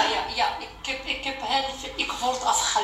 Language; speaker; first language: Dutch; non-native, learner; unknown